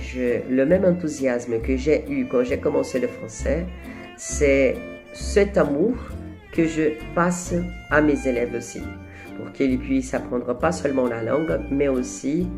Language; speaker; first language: French; non-native, fluent; Portuguese